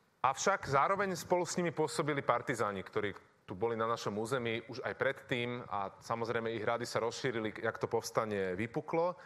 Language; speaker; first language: Slovak; native; Slovak